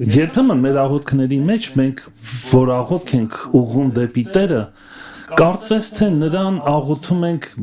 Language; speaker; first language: Armenian; native; Armenian